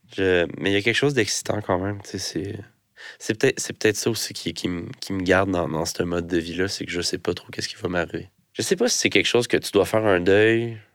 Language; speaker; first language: French; native; French